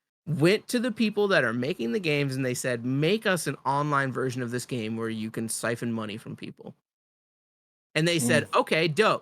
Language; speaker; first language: English; native; English